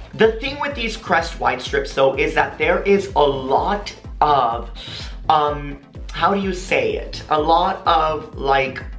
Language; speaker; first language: English; native; English